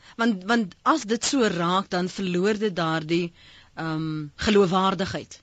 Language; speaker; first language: Afrikaans; native; Afrikaans